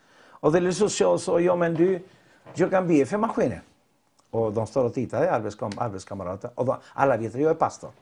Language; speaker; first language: Swedish; non-native, fluent; Spanish